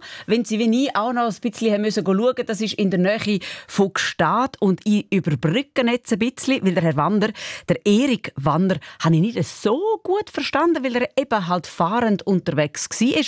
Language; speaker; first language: German; native; German